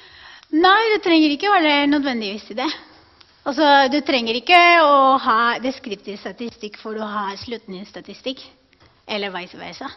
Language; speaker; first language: Norwegian; non-native, fluent; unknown